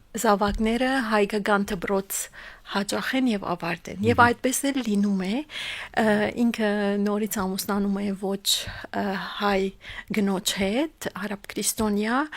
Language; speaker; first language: Armenian; early bilingual, heritage; Armenian